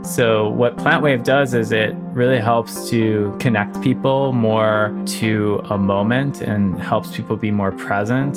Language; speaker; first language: English; native; English